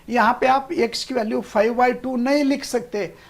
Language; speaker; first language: Hindi; non-native, local second language; Marathi